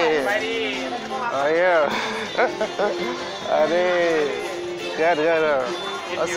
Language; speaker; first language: English; non-native, learner; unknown